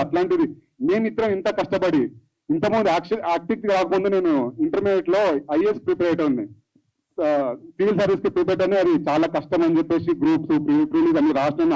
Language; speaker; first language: Telugu; native; Telugu